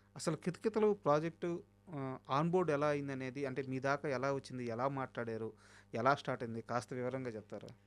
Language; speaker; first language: Telugu; native; Telugu